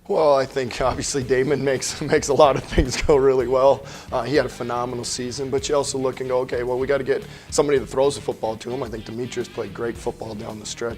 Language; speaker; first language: English; native; English